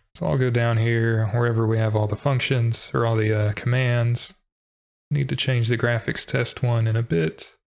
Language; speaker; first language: English; native; English